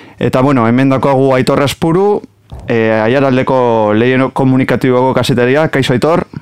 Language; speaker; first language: Basque; native; Basque